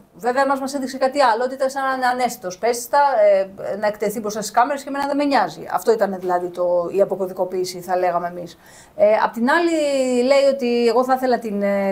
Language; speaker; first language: Greek; native; Greek